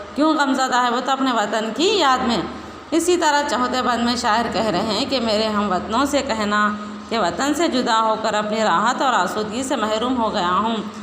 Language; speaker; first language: Urdu; native; Urdu